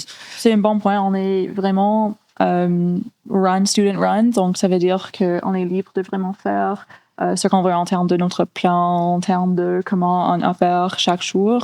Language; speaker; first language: French; non-native, local second language; English